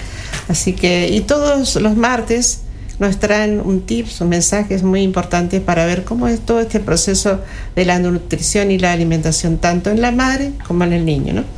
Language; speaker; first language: Spanish; native; Spanish